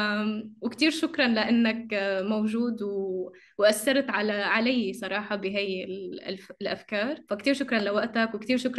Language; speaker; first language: Arabic; native; Arabic